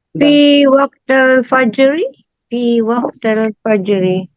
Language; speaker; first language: Arabic; non-native, learner; Malay